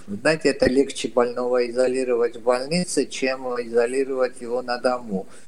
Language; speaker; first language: Russian; non-native, local second language; Georgian